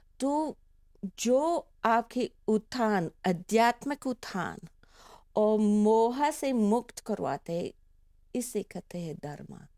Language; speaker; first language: Hindi; non-native, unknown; English